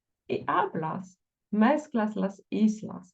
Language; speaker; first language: Spanish; non-native, fluent; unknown